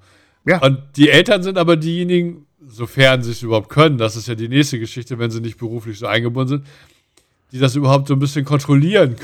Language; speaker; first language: German; native; German